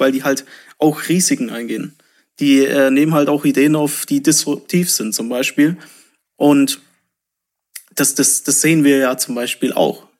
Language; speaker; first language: German; native; German